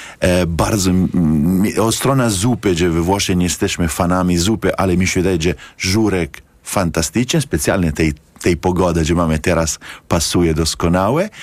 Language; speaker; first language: Polish; non-native, learner; Italian